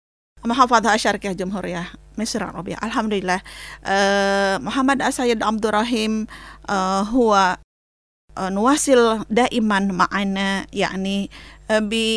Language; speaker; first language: Arabic; non-native, fluent; Indonesian